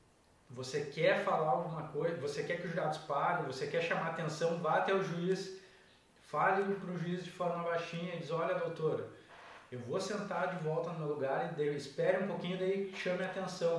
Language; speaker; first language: Portuguese; native; Portuguese